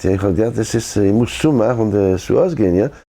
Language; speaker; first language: German; non-native, learner; French